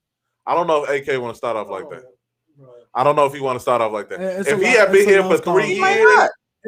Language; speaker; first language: English; native; English